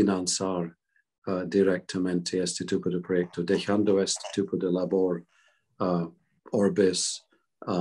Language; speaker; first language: Spanish; non-native, fluent; English